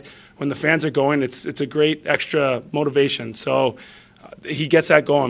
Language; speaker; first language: English; native; English